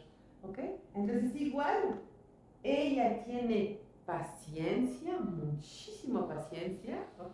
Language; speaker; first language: Spanish; non-native, fluent; French